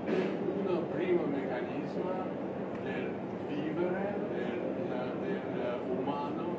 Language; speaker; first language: Italian; non-native, learner; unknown